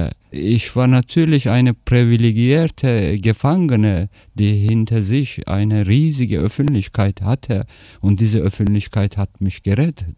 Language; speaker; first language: German; non-native, fluent; Turkish